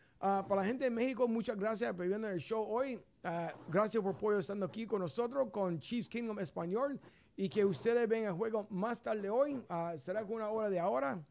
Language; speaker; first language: Spanish; non-native, learner; English